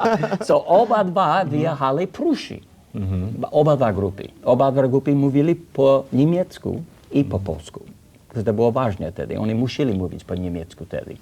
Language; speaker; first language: Polish; early bilingual, heritage; English